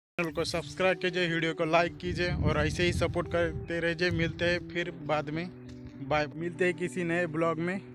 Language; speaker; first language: Hindi; non-native, local second language; Marathi